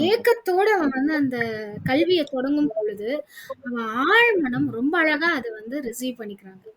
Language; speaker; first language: Tamil; non-native, local second language; Hindi